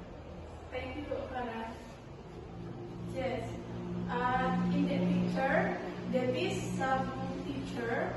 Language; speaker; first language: English; non-native, learner; Indonesian